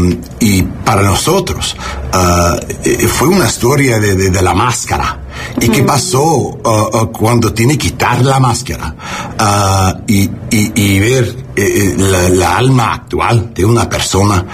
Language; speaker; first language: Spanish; non-native, learner; English